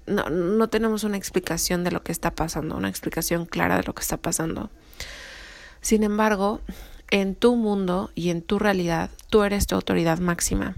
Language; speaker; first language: Spanish; native; Spanish